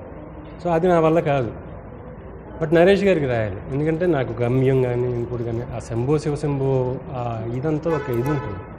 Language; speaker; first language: Telugu; native; Telugu